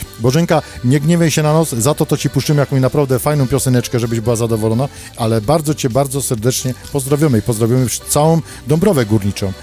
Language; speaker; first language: Polish; native; Polish